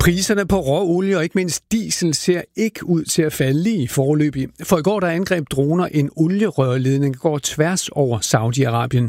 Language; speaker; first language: Danish; native; Danish